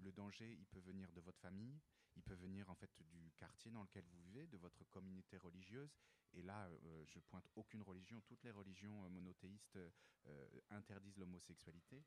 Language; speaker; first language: French; native; French